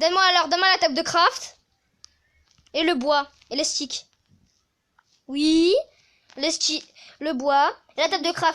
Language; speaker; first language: French; native; French